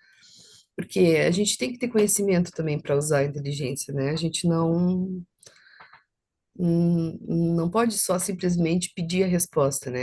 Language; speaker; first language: Portuguese; native; Portuguese